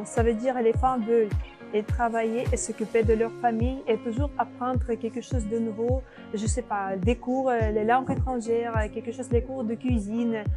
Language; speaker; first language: French; non-native, fluent; Russian